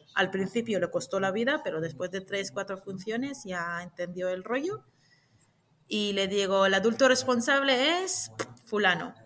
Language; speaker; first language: Spanish; non-native, fluent; Hebrew